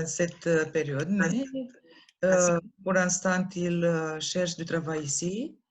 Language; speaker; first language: French; non-native, learner; Romanian